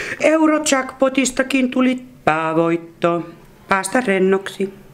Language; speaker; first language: Finnish; native; Finnish